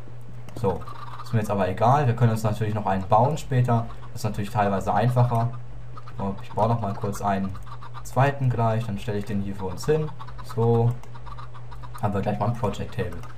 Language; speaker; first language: German; native; German